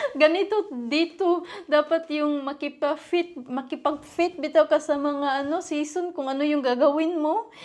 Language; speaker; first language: Filipino; non-native, local second language; Cebuano